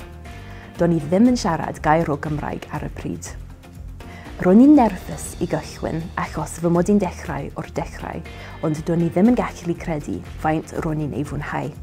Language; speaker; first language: Welsh; non-native, learner; English